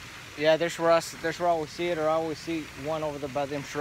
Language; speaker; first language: English; native; English